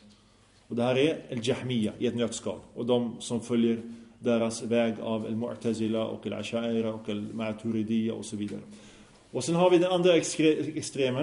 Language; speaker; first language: Swedish; early bilingual, other home language; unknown